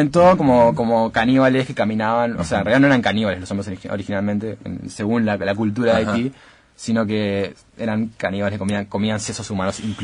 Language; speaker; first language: Spanish; native; Spanish